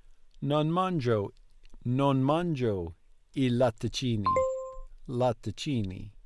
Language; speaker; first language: Italian; non-native, learner; English